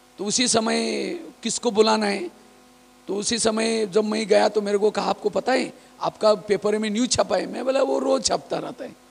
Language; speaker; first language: Hindi; non-native, local second language; Marathi